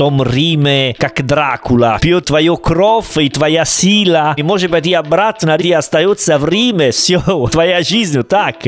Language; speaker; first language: Russian; non-native, learner; Italian